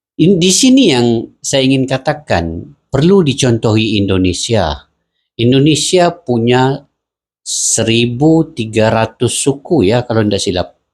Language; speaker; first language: Malay; native; Malay